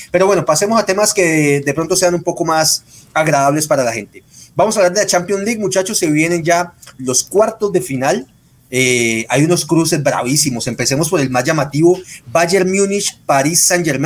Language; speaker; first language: Spanish; native; Spanish